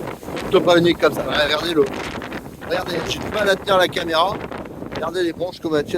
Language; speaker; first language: French; native; French